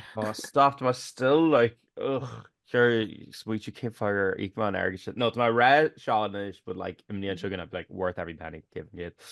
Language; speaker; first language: Irish; native; Irish